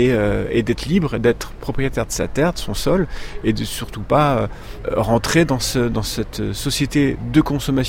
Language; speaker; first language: French; native; French